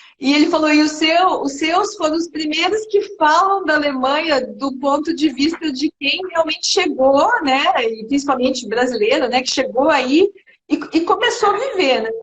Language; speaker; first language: Portuguese; native; Portuguese